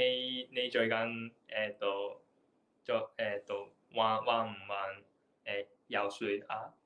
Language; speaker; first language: Chinese; non-native, learner; Japanese